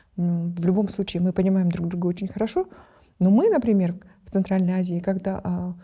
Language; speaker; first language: Russian; non-native, local second language; Kyrgyz